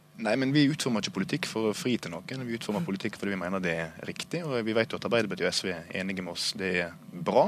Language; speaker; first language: Norwegian; native; Norwegian